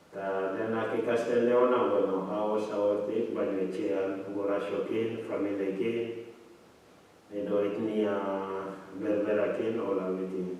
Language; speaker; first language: Basque; non-native, learner; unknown